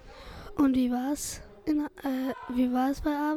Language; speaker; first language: German; early bilingual, other home language; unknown